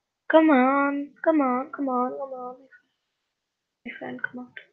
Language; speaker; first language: English; non-native, learner; French